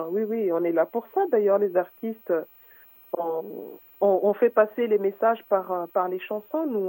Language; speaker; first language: French; non-native, local second language; Malagasy